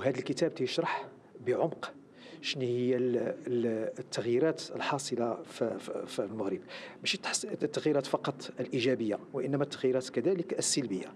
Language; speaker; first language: Arabic; native; Arabic